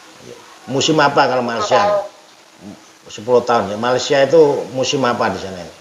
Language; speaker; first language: Indonesian; non-native, local second language; Javanese